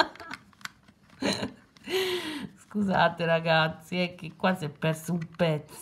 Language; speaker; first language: Italian; native; Italian